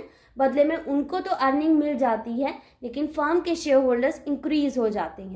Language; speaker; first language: Hindi; native; Hindi